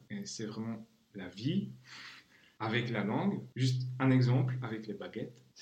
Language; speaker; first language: French; non-native, fluent; Czech